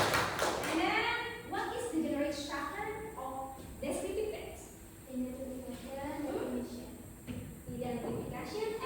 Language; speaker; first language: English; non-native, fluent; Indonesian